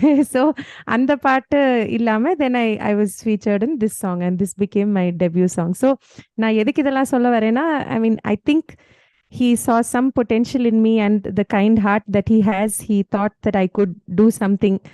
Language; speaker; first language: English; non-native, local second language; Malayalam